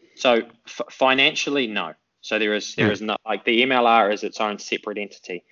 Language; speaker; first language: English; native; English